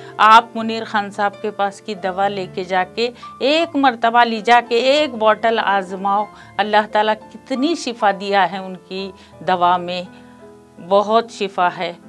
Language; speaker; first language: Hindi; non-native, local second language; Urdu